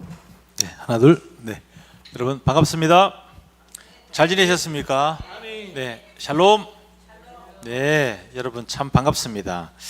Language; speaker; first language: Korean; native; Korean